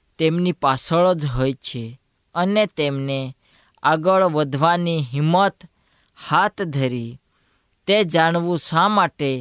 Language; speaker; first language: Gujarati; non-native, local second language; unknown